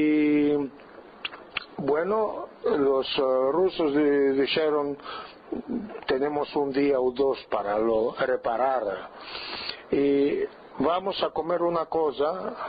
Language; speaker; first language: Spanish; non-native, fluent; Greek